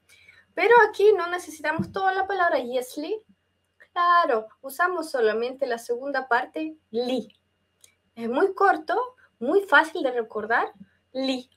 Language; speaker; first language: Spanish; non-native, fluent; Russian